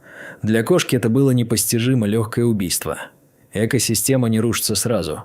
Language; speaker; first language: Russian; native; Russian